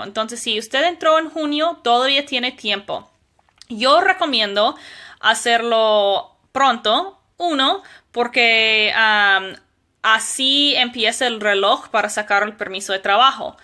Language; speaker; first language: Spanish; non-native, fluent; English